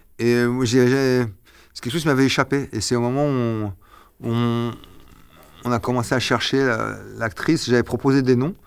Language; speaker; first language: French; early bilingual, other home language; Arabic